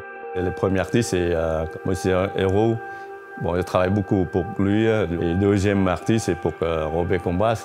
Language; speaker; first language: French; non-native, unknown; Chinese